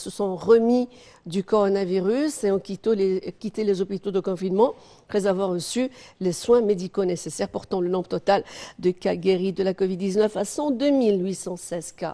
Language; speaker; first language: French; non-native, fluent; Arabic